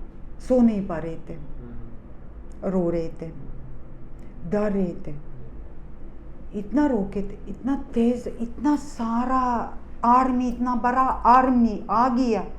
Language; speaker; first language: Hindi; non-native, fluent; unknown